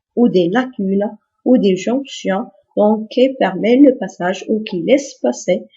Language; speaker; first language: French; non-native, local second language; Arabic